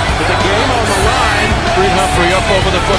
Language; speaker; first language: English; native; English